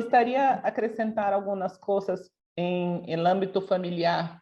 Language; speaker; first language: Spanish; non-native, local second language; Portuguese